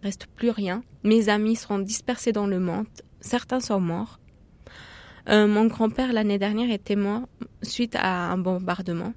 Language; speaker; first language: French; non-native, fluent; Arabic